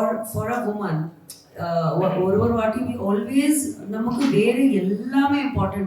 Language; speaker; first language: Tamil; non-native, learner; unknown